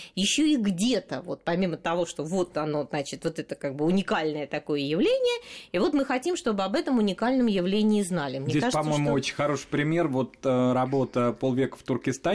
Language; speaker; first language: Russian; native; Russian